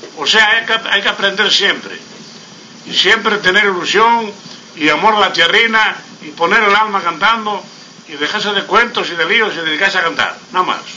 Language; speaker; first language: Spanish; native; Spanish